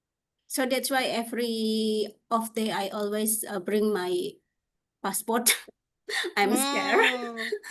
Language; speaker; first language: English; non-native, learner; Indonesian